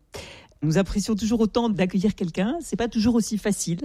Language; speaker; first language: French; native; French